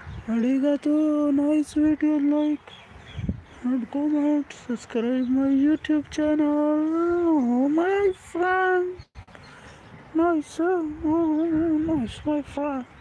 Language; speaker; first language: English; non-native, learner; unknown